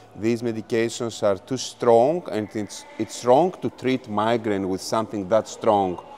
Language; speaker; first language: English; non-native, fluent; Greek